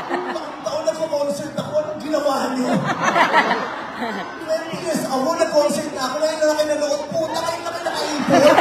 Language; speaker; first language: Filipino; native; Filipino